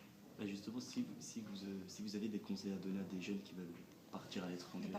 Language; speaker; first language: French; native; French